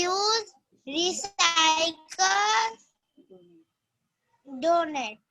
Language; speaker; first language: English; non-native, learner; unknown